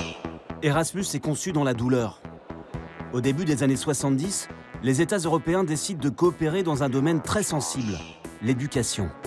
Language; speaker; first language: French; native; French